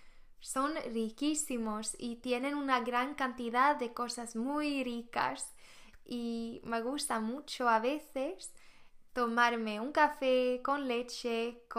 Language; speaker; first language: Spanish; non-native, fluent; Swedish